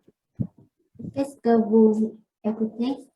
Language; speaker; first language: French; non-native, learner; Vietnamese